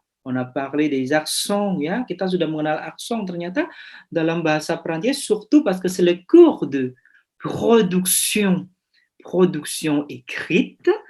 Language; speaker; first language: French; non-native, fluent; Indonesian